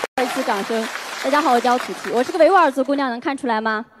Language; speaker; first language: Chinese; non-native, local second language; Uyghur